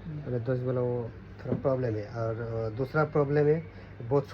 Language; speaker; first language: Hindi; non-native, learner; Bangla